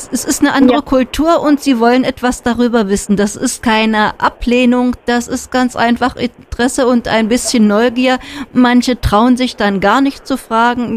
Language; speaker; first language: German; native; German